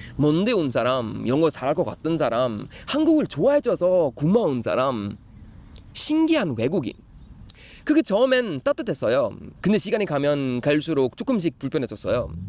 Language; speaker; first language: Korean; non-native, fluent; Swedish